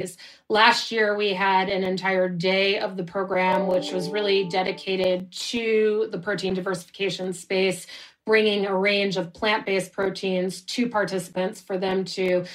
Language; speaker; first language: English; native; English